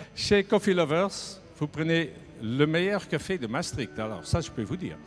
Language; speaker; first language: French; non-native, fluent; Dutch